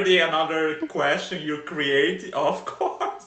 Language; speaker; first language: English; non-native, learner; Portuguese